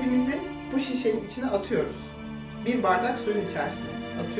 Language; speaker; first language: Turkish; native; Turkish